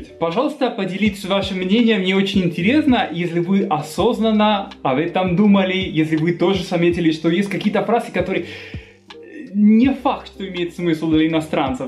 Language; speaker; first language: Russian; non-native, fluent; Spanish